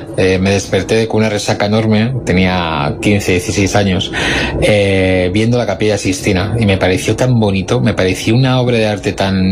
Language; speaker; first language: Spanish; native; Spanish